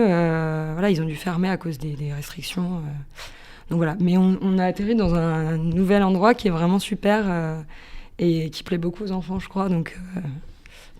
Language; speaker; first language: French; native; French